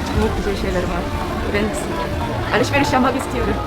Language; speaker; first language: Turkish; non-native, learner; Korean